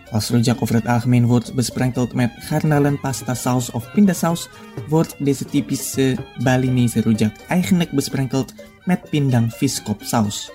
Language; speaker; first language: Dutch; non-native, fluent; Indonesian